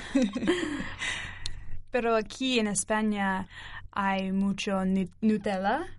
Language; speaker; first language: Spanish; non-native, learner; English